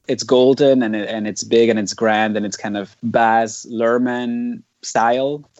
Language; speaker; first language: English; non-native, fluent; German